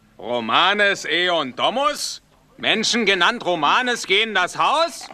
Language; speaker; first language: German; native; German